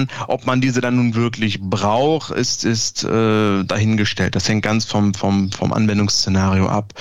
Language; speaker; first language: German; native; German